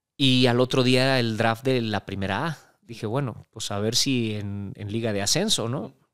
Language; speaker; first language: Spanish; native; Spanish